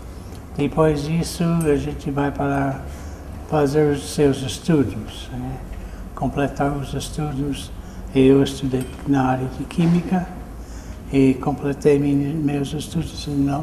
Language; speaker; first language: Portuguese; non-native, fluent; English